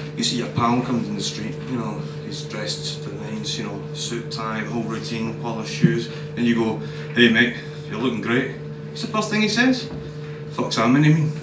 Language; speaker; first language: English; native; English